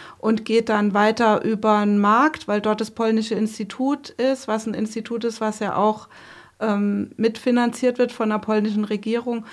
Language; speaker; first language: German; native; German